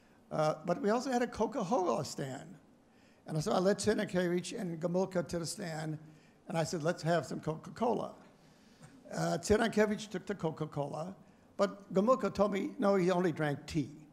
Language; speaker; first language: English; early bilingual, other home language; Polish